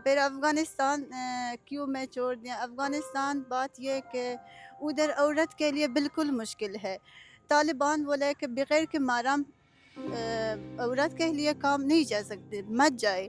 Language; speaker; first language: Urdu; non-native, learner; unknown